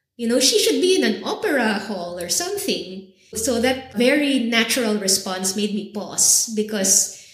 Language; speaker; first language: English; native; English